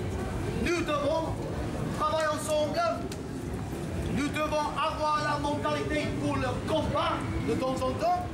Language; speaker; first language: French; non-native, fluent; English